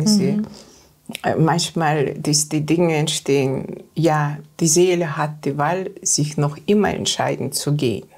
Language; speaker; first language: German; non-native, learner; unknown